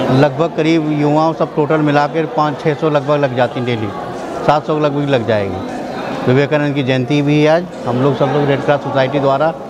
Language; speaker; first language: Hindi; native; Hindi